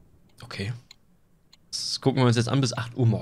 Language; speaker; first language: German; native; German